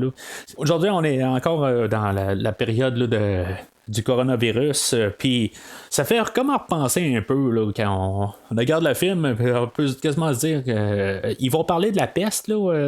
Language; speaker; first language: French; native; French